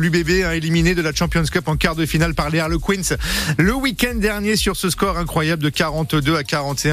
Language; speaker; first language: French; native; French